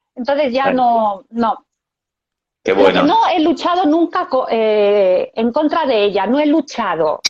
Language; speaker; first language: Spanish; native; Spanish